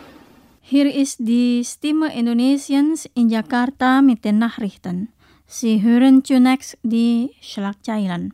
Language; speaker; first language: German; non-native, fluent; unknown